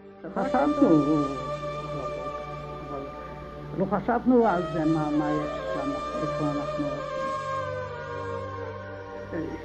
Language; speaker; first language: Hebrew; non-native, learner; Hungarian